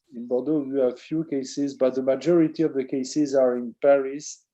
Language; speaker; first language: English; non-native, fluent; French